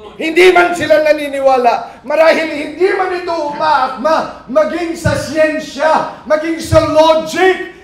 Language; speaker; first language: Filipino; non-native, local second language; Iloko